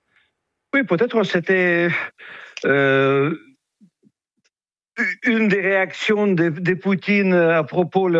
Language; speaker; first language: French; non-native, fluent; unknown